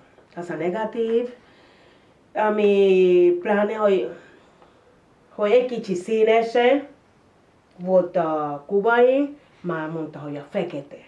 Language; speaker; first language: Hungarian; non-native, learner; Spanish